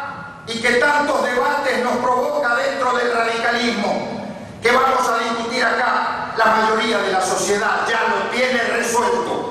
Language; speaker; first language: Spanish; native; Spanish